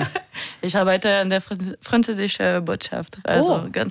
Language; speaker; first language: German; non-native, learner; French